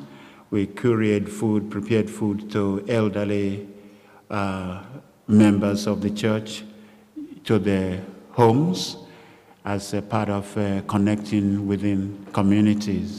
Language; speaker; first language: English; non-native, local second language; Yoruba